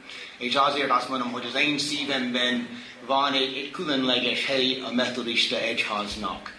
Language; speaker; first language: Hungarian; non-native, fluent; English